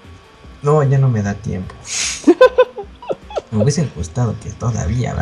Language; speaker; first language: Spanish; native; Spanish